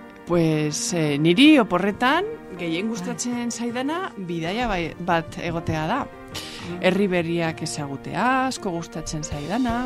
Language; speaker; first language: Basque; non-native, local second language; Spanish